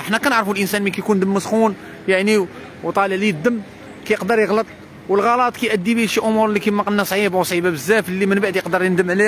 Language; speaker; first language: Arabic; native; Arabic